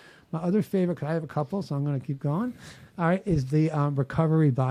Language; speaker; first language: English; native; English